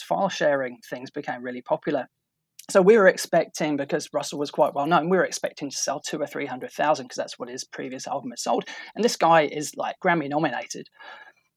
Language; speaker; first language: English; native; English